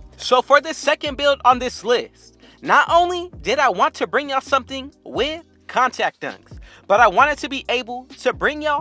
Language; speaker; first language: English; native; English